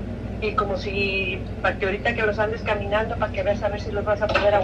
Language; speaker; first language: Spanish; native; Spanish